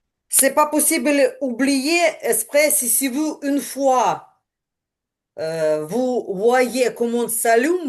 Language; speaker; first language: French; non-native, learner; Ukrainian